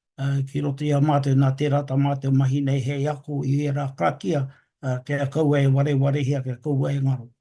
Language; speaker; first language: Māori; native; Māori